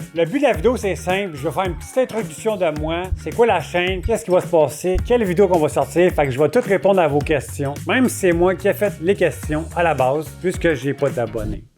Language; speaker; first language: French; native; French